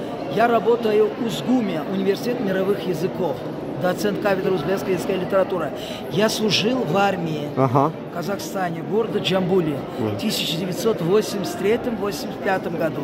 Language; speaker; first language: Russian; non-native, local second language; Uzbek